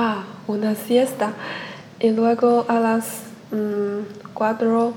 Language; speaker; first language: Spanish; non-native, learner; Chinese